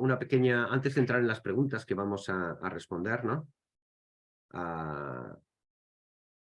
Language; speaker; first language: Spanish; native; Spanish